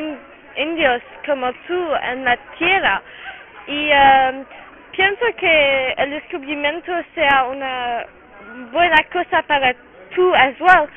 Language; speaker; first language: Spanish; non-native, learner; French